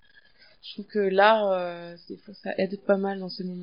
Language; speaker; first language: French; native; French